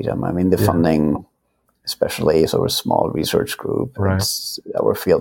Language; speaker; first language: English; non-native, fluent; Finnish